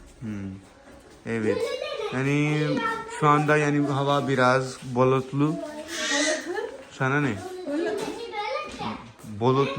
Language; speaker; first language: Turkish; non-native, learner; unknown